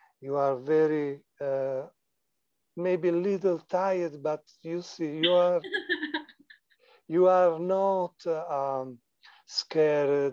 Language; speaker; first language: English; non-native, learner; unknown